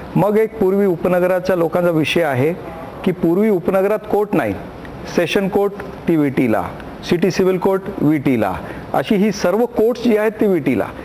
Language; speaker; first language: Marathi; non-native, local second language; Punjabi